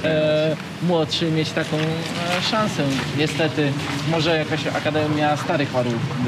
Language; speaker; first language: Polish; native; Polish